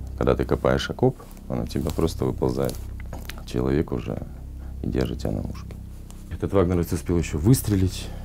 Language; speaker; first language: Russian; native; Russian